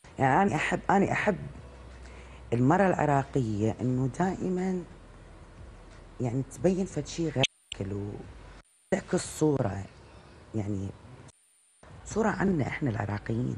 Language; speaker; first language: Arabic; native; Arabic